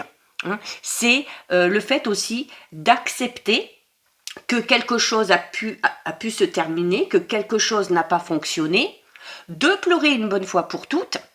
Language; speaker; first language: French; native; French